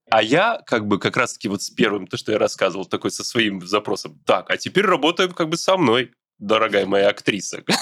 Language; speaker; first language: Russian; native; Russian